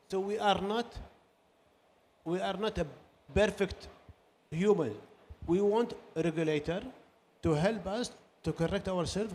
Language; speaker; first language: English; non-native, learner; Arabic